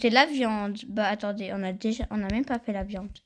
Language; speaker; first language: French; native; French